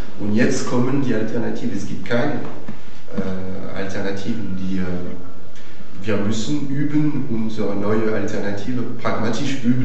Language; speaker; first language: German; non-native, fluent; French